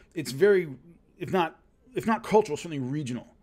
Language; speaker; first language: English; native; English